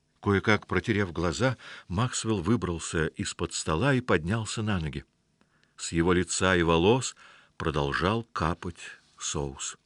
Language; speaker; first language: Russian; native; Russian